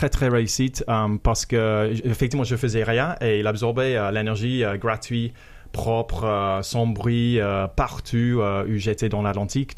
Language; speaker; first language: French; non-native, fluent; English